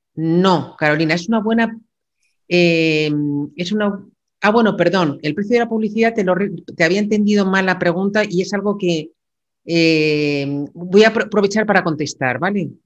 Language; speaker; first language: Spanish; native; Spanish